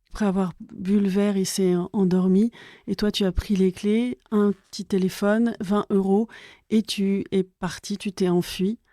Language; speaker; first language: French; native; French